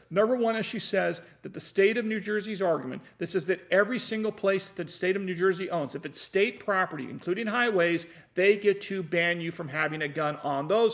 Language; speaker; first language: English; native; English